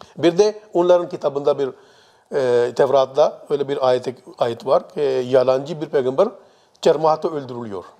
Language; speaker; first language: Turkish; non-native, fluent; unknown